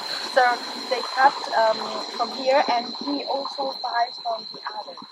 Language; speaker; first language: English; non-native, fluent; Vietnamese